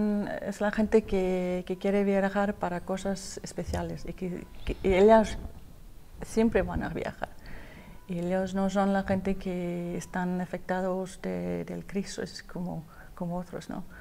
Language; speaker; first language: Spanish; non-native, learner; Danish